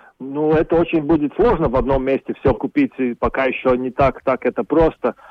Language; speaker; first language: Russian; non-native, local second language; Latvian